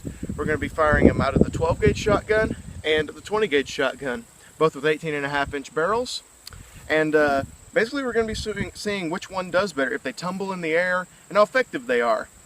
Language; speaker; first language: English; native; English